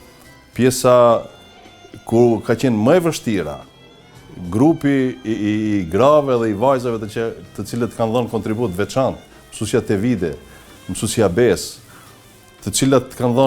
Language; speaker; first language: Albanian; native; Albanian